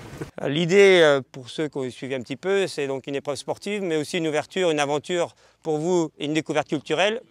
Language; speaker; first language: French; native; French